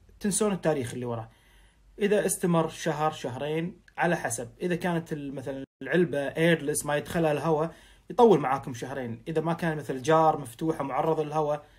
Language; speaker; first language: Arabic; native; Arabic